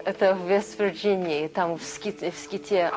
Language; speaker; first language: Russian; early bilingual, heritage; Russian